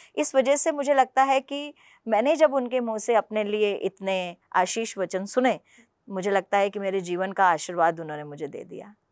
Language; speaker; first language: Hindi; non-native, local second language; Punjabi